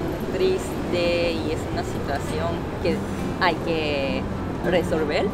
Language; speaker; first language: Spanish; non-native, fluent; Japanese